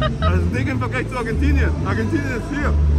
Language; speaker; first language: German; early bilingual, other home language; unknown